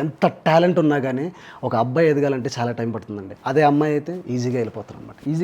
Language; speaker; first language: Telugu; native; Telugu